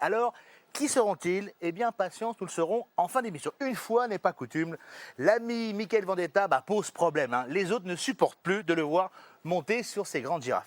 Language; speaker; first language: French; native; French